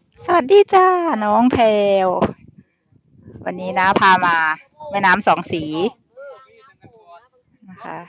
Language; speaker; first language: Thai; native; Thai